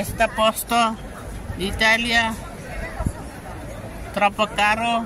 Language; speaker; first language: Italian; non-native, learner; Bangla